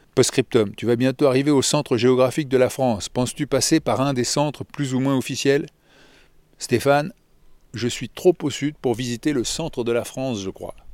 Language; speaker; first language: French; native; French